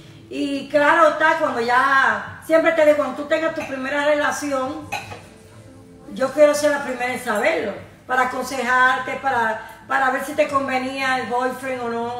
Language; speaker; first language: Spanish; native; Spanish